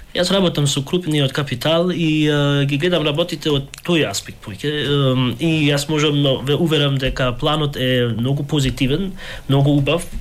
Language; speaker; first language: Macedonian; early bilingual, heritage; Macedonian